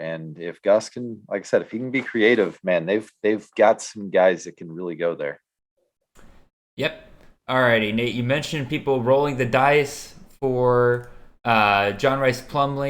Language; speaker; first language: English; native; English